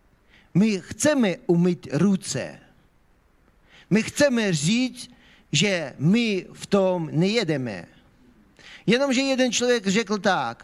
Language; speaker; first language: Czech; non-native, fluent; Ukrainian